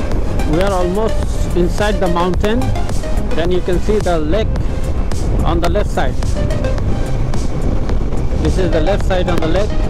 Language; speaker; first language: English; non-native, learner; Bangla